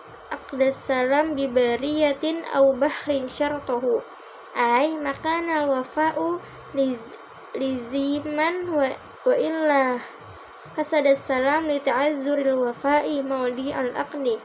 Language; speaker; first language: Arabic; non-native, learner; Indonesian